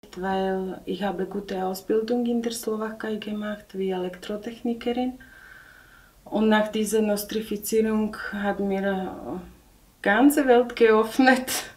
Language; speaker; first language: German; non-native, learner; Slovak